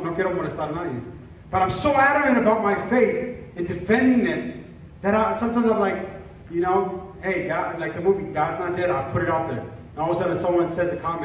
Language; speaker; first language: English; early bilingual, other home language; Spanish